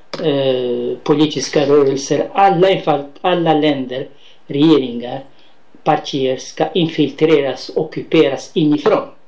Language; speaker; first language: Swedish; non-native, fluent; Arabic